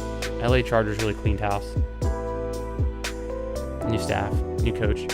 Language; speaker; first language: English; native; English